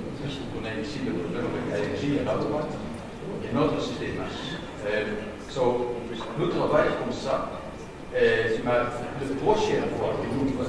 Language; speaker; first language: French; non-native, learner; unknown